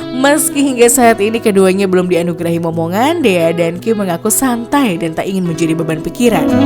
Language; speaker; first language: Indonesian; native; Indonesian